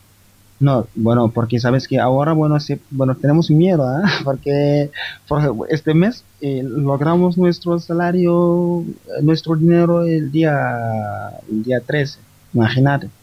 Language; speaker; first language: Spanish; non-native, fluent; Wolof